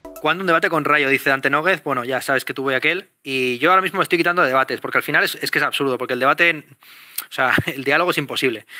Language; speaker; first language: Spanish; native; Spanish